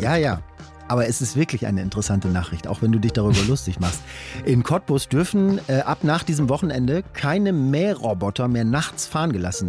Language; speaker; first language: German; native; German